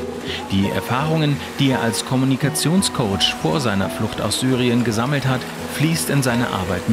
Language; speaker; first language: German; native; German